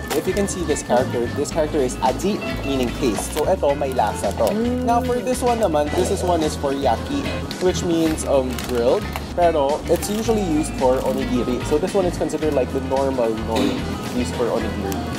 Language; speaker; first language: English; non-native, local second language; Filipino